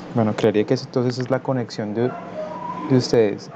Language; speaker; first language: Spanish; native; Spanish